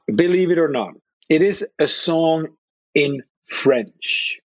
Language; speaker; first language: English; non-native, fluent; Swedish